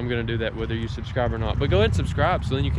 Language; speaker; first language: English; native; English